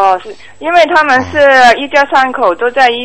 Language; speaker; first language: Chinese; native; Chinese